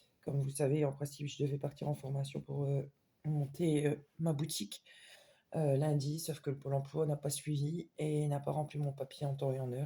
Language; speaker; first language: French; native; French